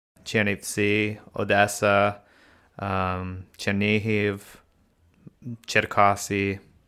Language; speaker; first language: Ukrainian; non-native, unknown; English